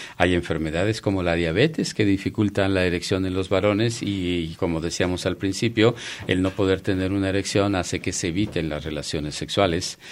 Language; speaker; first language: Spanish; native; Spanish